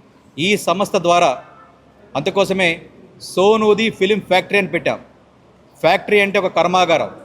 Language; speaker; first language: Telugu; native; Telugu